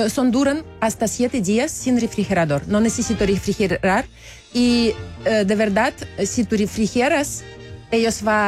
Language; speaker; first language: Spanish; non-native, learner; Russian